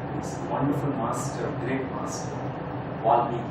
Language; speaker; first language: English; non-native, local second language; Telugu